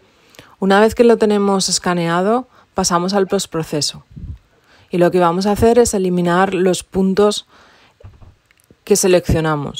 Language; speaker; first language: Spanish; native; Spanish